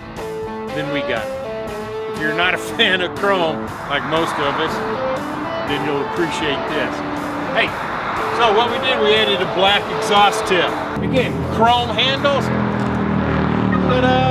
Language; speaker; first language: English; native; English